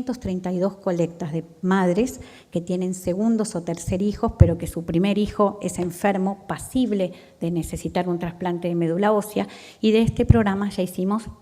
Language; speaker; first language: Spanish; native; Spanish